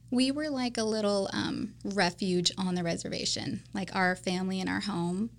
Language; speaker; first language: English; native; English